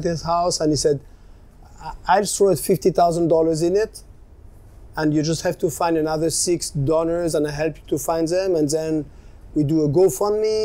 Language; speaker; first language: English; non-native, fluent; French